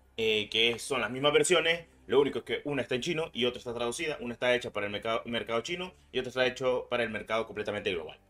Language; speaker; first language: Spanish; native; Spanish